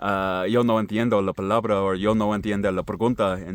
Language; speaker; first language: Spanish; non-native, learner; English